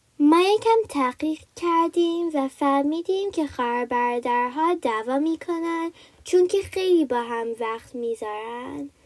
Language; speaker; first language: Persian; early bilingual, heritage; Persian